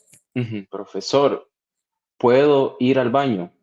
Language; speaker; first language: Spanish; non-native, learner; English